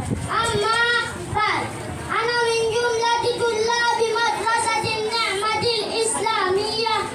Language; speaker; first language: Arabic; non-native, learner; Swahili